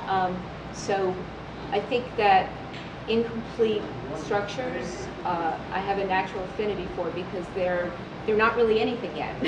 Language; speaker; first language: English; native; English